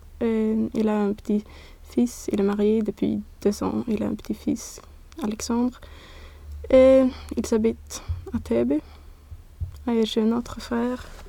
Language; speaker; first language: French; non-native, learner; Swedish